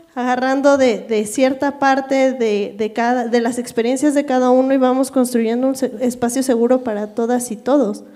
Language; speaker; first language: Spanish; native; Spanish